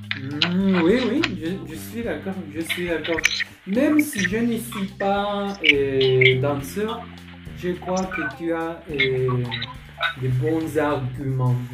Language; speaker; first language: French; non-native, learner; Spanish